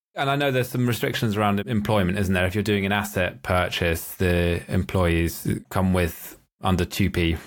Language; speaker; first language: English; native; English